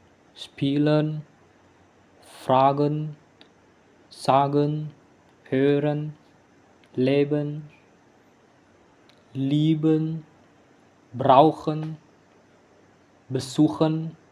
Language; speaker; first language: German; non-native, learner; Indonesian